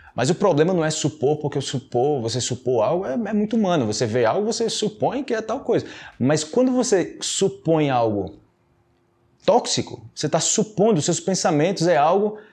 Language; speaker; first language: Portuguese; native; Portuguese